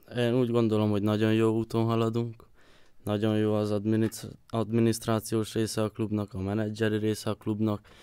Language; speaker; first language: Hungarian; native; Hungarian